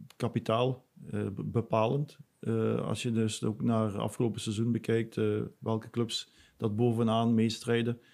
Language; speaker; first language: Dutch; native; Dutch